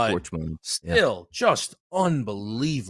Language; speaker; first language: English; native; English